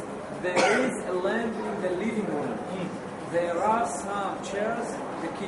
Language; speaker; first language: English; non-native, learner; Arabic